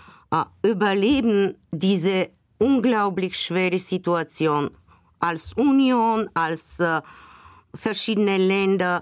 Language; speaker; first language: German; non-native, fluent; Bulgarian